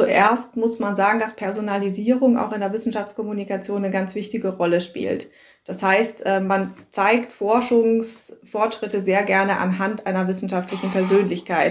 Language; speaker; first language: German; native; German